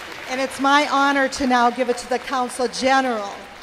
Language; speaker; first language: English; early bilingual, other home language; Czech